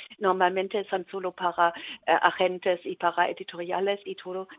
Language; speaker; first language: Spanish; non-native, learner; German